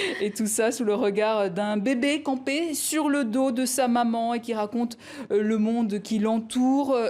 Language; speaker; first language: French; native; French